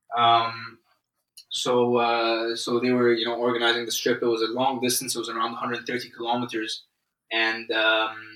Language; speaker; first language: English; non-native, fluent; Arabic